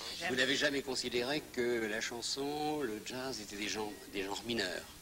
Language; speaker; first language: French; native; French